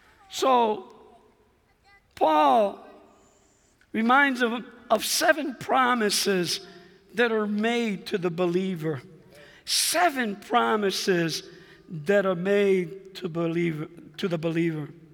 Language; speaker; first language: English; non-native, fluent; Spanish